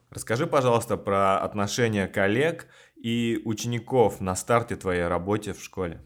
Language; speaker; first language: Russian; native; Russian